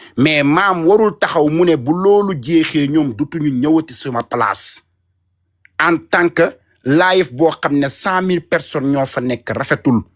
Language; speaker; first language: Wolof; native; Wolof